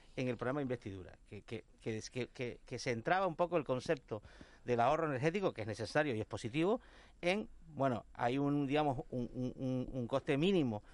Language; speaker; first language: Spanish; native; Spanish